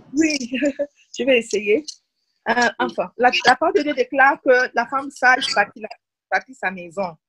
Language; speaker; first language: French; non-native, local second language; Duala